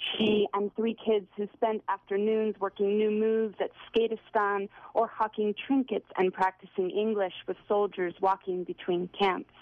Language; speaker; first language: English; native; English